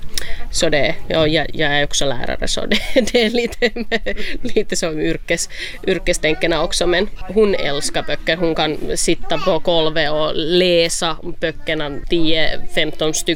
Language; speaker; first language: Swedish; non-native, local second language; Finnish